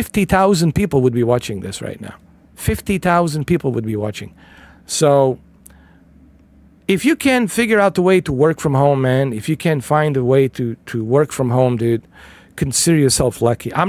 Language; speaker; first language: English; native; English